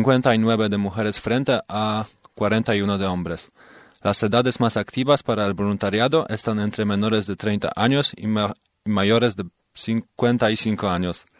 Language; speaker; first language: Spanish; native; Spanish